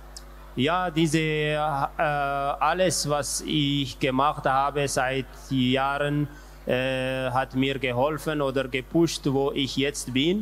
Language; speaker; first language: German; non-native, learner; Tigrinya